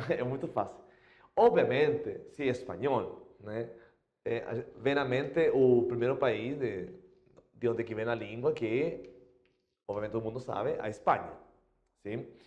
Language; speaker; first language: Portuguese; non-native, fluent; Spanish